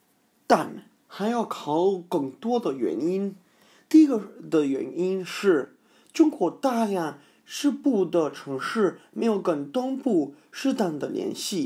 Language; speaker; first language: Chinese; non-native, fluent; English